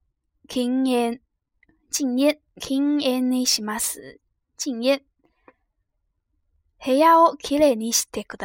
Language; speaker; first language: Japanese; non-native, fluent; Chinese